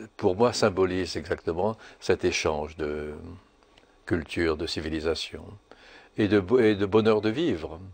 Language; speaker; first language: French; native; French